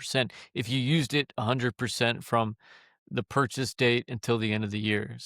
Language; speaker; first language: English; native; English